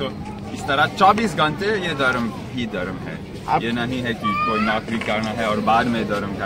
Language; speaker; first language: Hindi; non-native, fluent; French